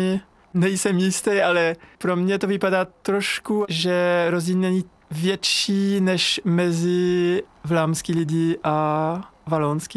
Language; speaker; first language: Czech; non-native, learner; French